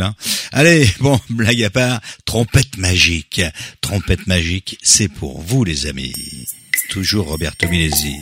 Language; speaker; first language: French; native; French